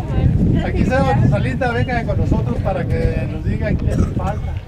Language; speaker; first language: Spanish; native; Spanish